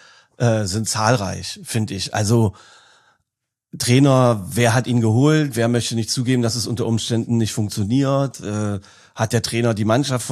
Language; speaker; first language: German; native; German